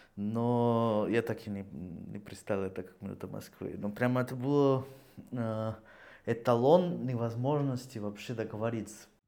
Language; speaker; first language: Russian; non-native, fluent; Spanish